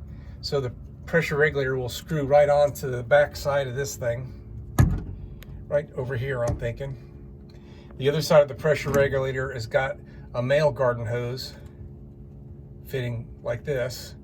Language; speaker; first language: English; native; English